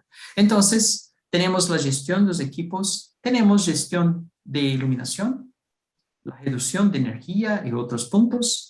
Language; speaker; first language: Spanish; non-native, fluent; Portuguese